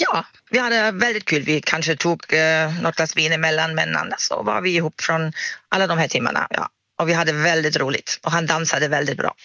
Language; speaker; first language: Swedish; non-native, fluent; German